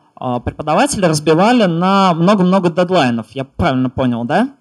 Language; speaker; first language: Russian; native; Russian